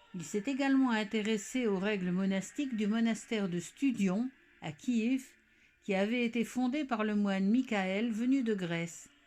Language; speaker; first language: French; native; French